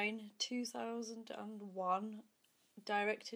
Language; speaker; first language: English; native; English